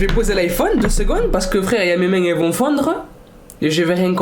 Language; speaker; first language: French; native; French